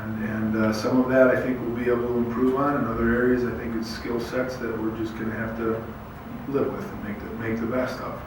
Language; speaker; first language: English; native; English